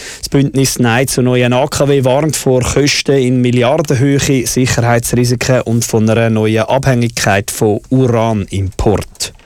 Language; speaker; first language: German; native; German